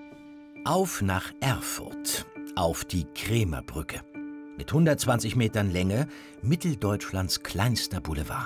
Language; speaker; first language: German; native; German